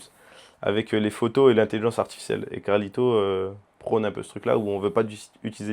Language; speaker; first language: French; native; French